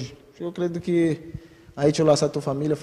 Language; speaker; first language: Romanian; non-native, learner; Portuguese